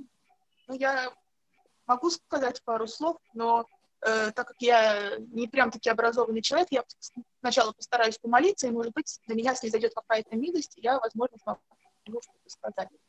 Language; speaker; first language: Russian; native; Russian